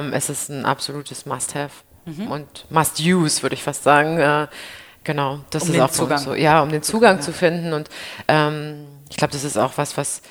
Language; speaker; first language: German; native; German